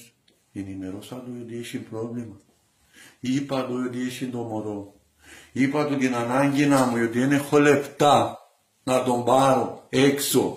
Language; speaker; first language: Greek; non-native, learner; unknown